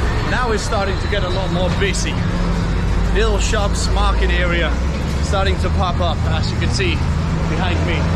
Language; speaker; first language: English; non-native, fluent; Danish